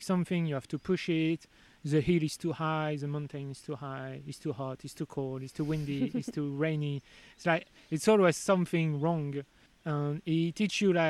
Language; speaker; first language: English; non-native, fluent; French